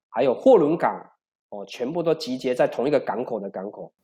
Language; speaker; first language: Chinese; native; Chinese